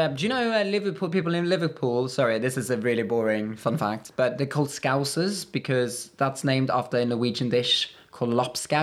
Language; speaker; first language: English; non-native, fluent; Norwegian